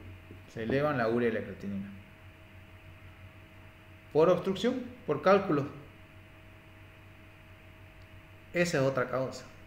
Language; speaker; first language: Spanish; native; Spanish